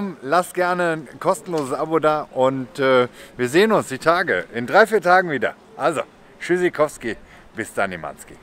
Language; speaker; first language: German; native; German